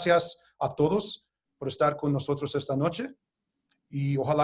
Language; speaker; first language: Spanish; early bilingual, heritage; Spanish